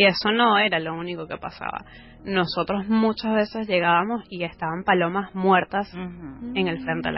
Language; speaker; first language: Spanish; native; Spanish